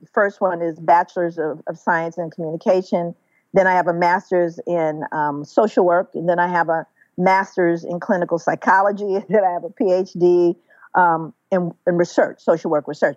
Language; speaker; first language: English; native; English